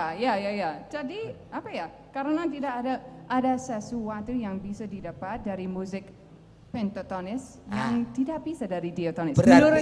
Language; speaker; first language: Indonesian; non-native, fluent; English